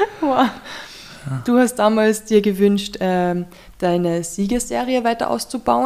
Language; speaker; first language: German; native; German